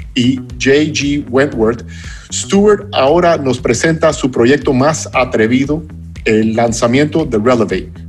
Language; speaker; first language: Spanish; non-native, fluent; English